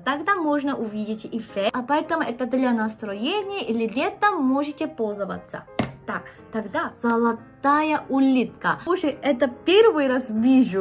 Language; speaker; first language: Russian; non-native, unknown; Korean